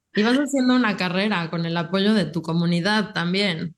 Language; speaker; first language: Spanish; native; Spanish